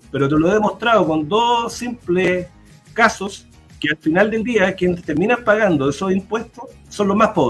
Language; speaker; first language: Spanish; native; Spanish